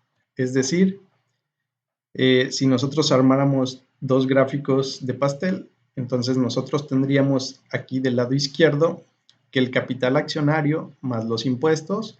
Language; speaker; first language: Spanish; native; Spanish